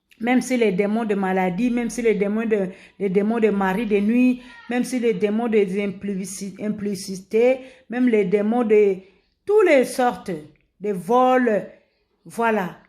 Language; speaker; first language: French; non-native, local second language; Lingala